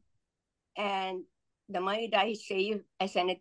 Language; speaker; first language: English; non-native, local second language; Filipino